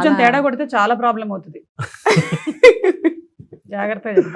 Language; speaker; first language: Telugu; native; Telugu